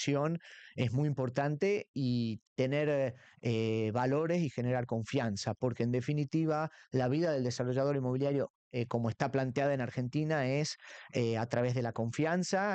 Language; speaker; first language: Spanish; native; Spanish